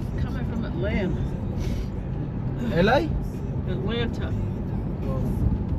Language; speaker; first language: English; native; English